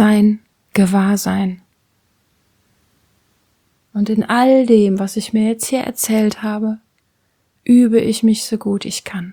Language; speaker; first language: German; native; German